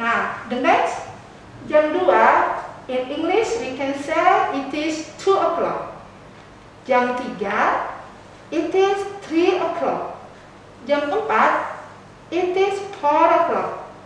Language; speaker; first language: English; non-native, fluent; Indonesian